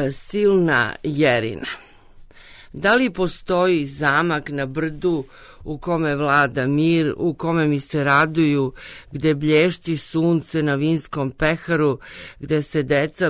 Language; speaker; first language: Serbian; native; Serbian